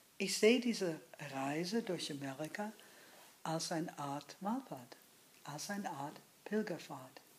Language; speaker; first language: German; non-native, fluent; English